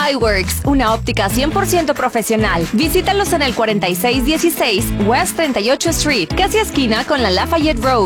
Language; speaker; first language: Spanish; native; Spanish